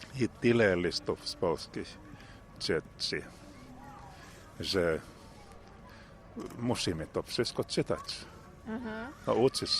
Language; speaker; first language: Polish; non-native, learner; Finnish